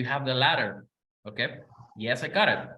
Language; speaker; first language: English; non-native, fluent; Spanish